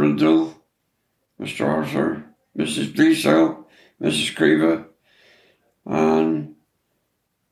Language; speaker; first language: English; native; English